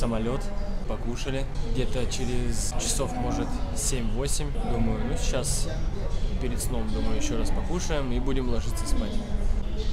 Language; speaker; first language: Russian; native; Russian